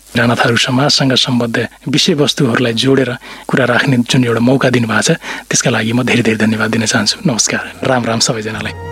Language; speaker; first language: Nepali; non-native, local second language; Rana Tharu